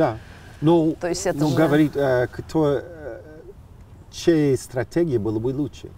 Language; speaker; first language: Russian; non-native, fluent; English